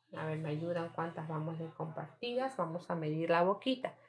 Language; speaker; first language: Spanish; native; Spanish